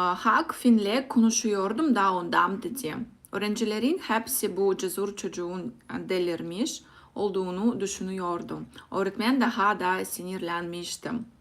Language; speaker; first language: Turkish; non-native, learner; Russian